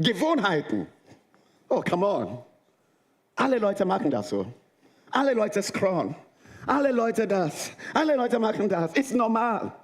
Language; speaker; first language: German; non-native, fluent; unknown